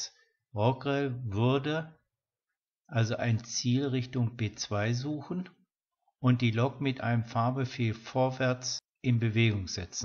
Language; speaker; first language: German; native; German